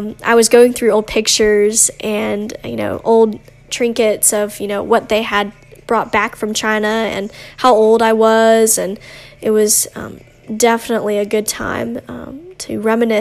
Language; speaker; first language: English; native; English